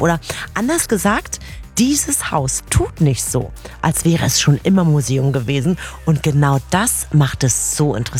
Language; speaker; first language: German; native; German